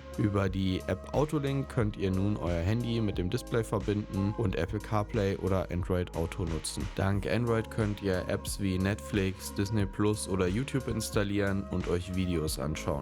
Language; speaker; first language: German; native; German